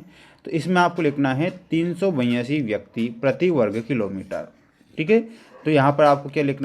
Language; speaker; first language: Hindi; native; Hindi